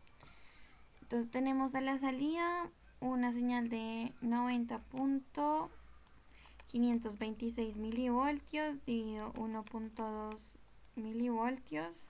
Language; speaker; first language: Spanish; native; Spanish